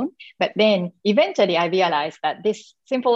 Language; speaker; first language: English; non-native, fluent; Japanese